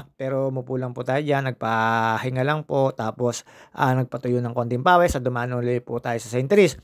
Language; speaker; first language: Filipino; native; Filipino